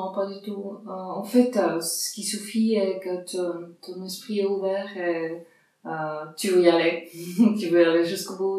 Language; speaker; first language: French; non-native, fluent; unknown